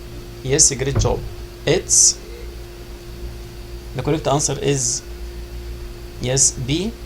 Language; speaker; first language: English; non-native, fluent; Arabic